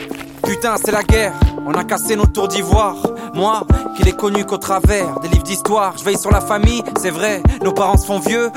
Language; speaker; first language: French; native; French